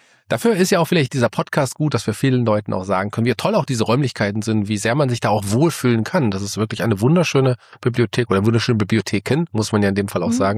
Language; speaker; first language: German; native; German